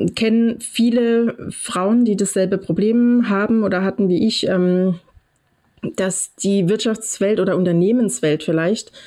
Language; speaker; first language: German; native; German